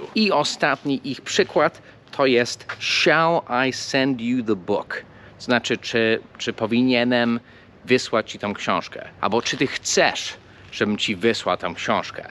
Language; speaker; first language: Polish; non-native, fluent; English